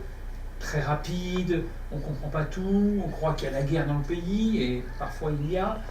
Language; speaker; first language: French; native; French